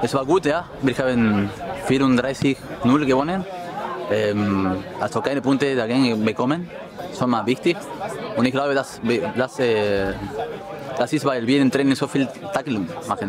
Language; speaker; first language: German; non-native, fluent; Spanish